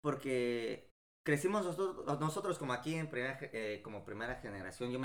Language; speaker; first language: Spanish; early bilingual, heritage; Spanish